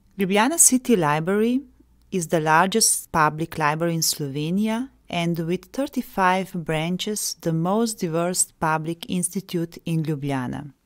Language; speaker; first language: English; non-native, fluent; Slovenian